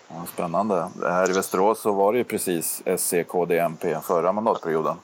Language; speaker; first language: Swedish; native; Swedish